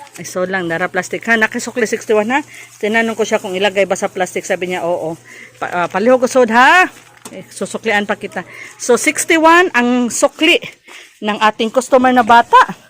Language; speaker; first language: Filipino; non-native, local second language; Cebuano